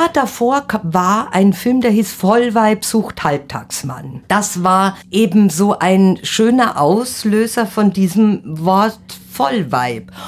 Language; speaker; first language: German; native; German